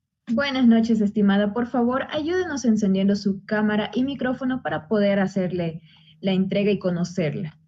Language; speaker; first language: Spanish; native; Spanish